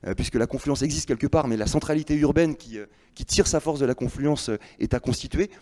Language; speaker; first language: French; native; French